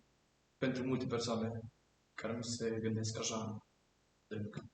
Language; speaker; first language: Romanian; early bilingual, heritage; German